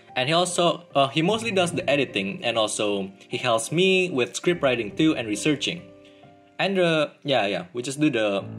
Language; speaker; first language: English; non-native, fluent; Indonesian